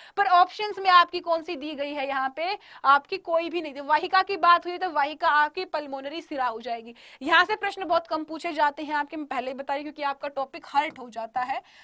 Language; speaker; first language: Hindi; native; Hindi